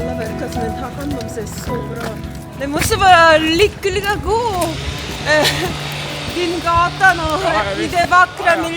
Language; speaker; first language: Swedish; non-native, learner; Korean